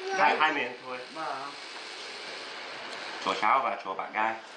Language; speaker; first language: Vietnamese; non-native, learner; English